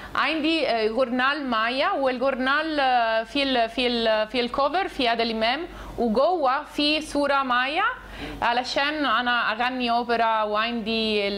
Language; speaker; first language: Arabic; non-native, learner; Italian